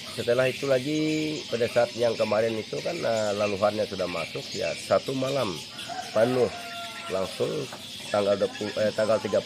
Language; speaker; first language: Indonesian; non-native, local second language; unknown